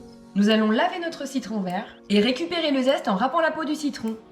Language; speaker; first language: French; native; French